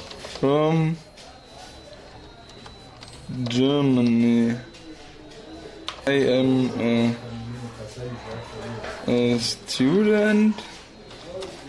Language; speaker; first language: English; non-native, learner; German